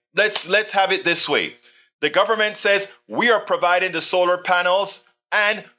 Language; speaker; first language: English; non-native, fluent; Spanish